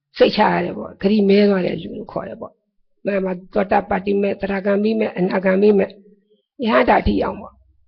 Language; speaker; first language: Burmese; native; Burmese